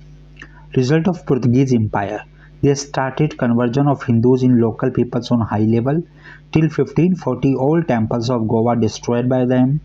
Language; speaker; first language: English; non-native, local second language; Hindi